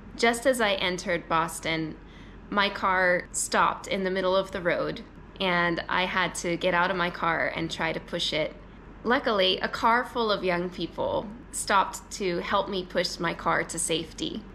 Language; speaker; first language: English; native; English